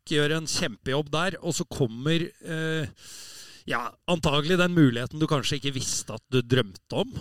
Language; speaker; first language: Norwegian; native; Norwegian